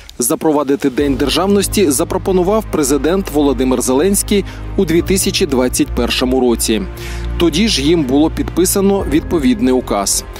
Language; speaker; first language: Ukrainian; native; Ukrainian